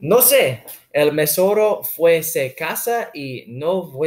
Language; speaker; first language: Spanish; non-native, learner; English